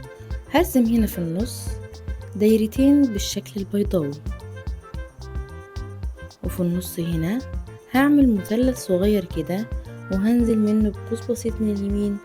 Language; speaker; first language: Arabic; native; Arabic